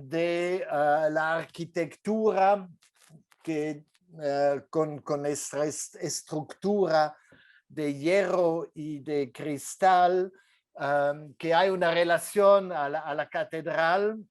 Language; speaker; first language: Spanish; non-native, fluent; French